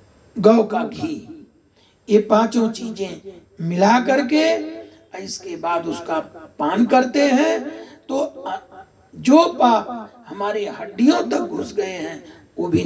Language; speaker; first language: Hindi; native; Hindi